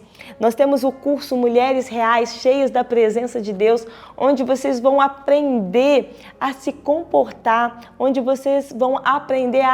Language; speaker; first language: Portuguese; native; Portuguese